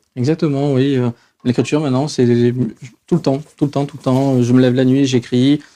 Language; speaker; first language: French; native; French